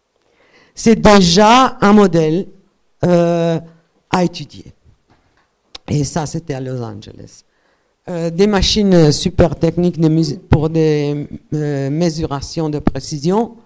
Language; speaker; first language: French; non-native, fluent; Italian